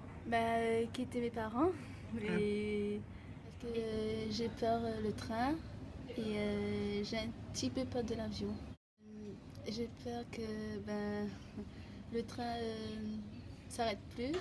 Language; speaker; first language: French; non-native, local second language; Réunion Creole French